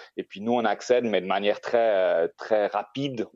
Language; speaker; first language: French; native; French